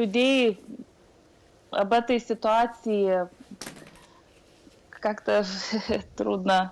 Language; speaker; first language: Russian; non-native, fluent; Lithuanian